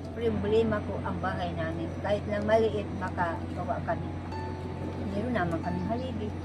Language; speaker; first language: Filipino; non-native, local second language; Bikol